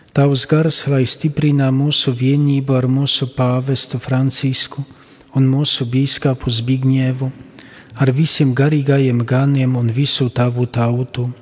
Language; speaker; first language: Latvian; non-native, fluent; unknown